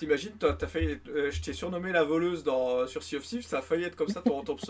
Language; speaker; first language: French; native; French